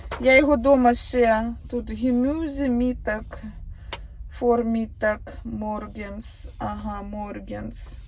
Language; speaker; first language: Ukrainian; native; Ukrainian